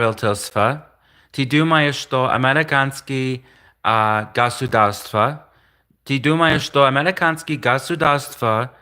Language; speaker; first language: Russian; non-native, learner; English